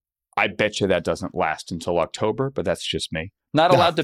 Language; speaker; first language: English; native; English